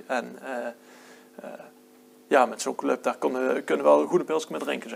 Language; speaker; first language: Dutch; native; Dutch